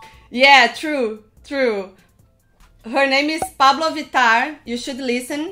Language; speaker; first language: English; non-native, fluent; Portuguese